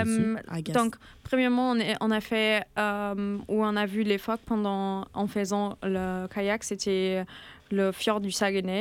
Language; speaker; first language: French; non-native, fluent; German